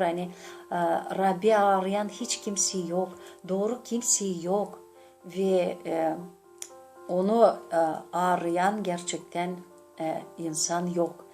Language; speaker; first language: Turkish; non-native, learner; Gagauz